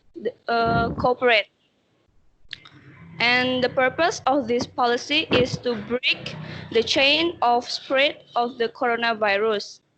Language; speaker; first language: English; non-native, learner; Indonesian